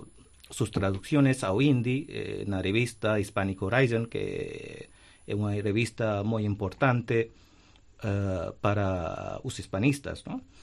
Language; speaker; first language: Galician; non-native, fluent; Hindi